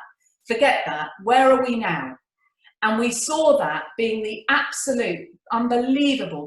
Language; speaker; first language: English; native; English